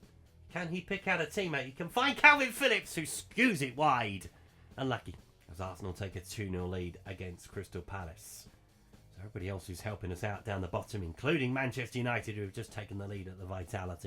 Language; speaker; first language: English; native; English